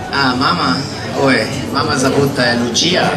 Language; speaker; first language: Russian; non-native, learner; Italian